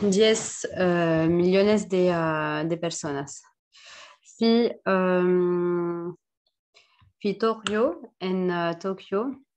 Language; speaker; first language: Spanish; non-native, learner; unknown